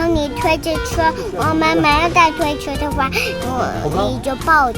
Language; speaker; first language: Chinese; early bilingual, heritage; Chinese